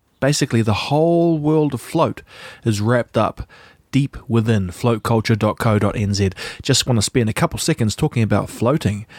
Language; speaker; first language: English; native; English